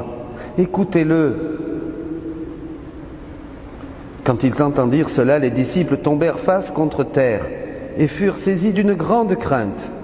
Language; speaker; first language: French; native; French